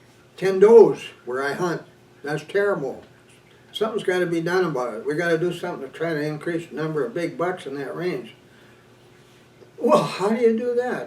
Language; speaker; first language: English; native; English